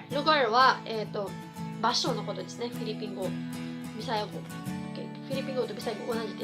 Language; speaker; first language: Japanese; non-native, fluent; Cebuano